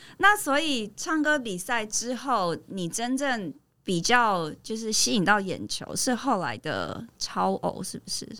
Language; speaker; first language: Chinese; native; Chinese